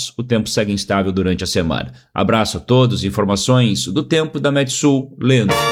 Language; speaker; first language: Portuguese; native; Portuguese